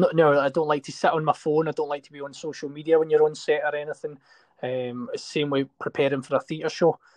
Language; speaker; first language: English; native; English